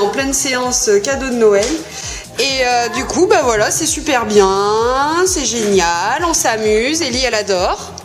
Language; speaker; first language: French; native; French